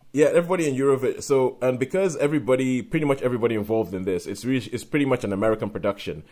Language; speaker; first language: English; non-native, local second language; Yoruba